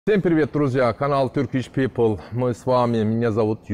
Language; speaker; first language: Russian; non-native, learner; Turkish